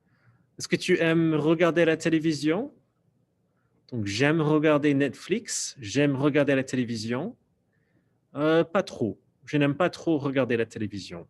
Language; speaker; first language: French; non-native, fluent; English